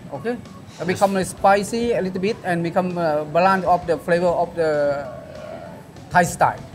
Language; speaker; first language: English; non-native, learner; Thai